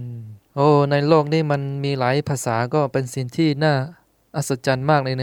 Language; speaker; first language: Thai; non-native, local second language; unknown